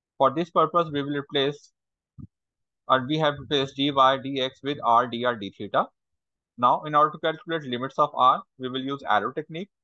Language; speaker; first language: English; non-native, local second language; Urdu